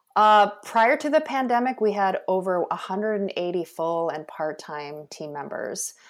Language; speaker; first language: English; early bilingual, other home language; Korean